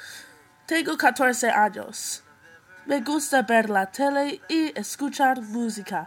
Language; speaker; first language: Spanish; non-native, learner; English